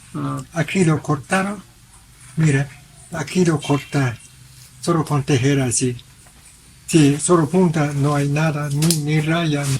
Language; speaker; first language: Spanish; non-native, local second language; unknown